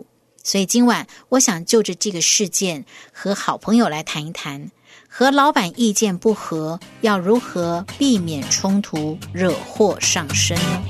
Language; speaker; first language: Chinese; native; Chinese